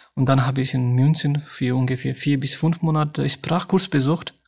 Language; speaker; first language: German; non-native, fluent; Nepali